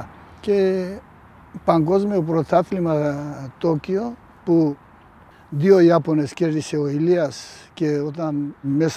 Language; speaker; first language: Greek; early bilingual, heritage; Greek